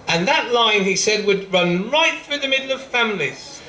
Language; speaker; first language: English; native; English